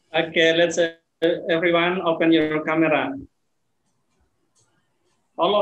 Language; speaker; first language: English; non-native, fluent; Indonesian